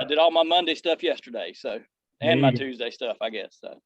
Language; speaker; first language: English; native; English